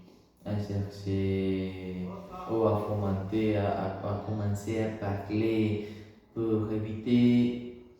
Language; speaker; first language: French; non-native, learner; Spanish